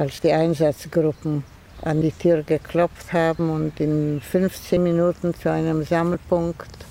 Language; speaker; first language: German; non-native, fluent; Polish